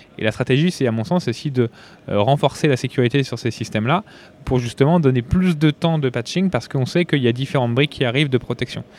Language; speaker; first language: French; native; French